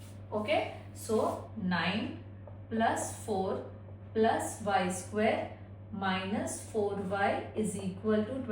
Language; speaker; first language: English; non-native, local second language; Hindi